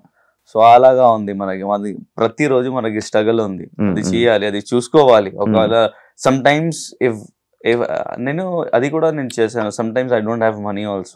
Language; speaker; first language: Telugu; non-native, local second language; Urdu